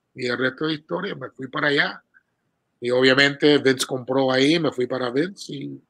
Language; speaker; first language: Spanish; early bilingual, heritage; Spanish